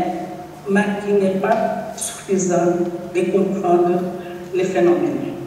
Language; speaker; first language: French; non-native, learner; Portuguese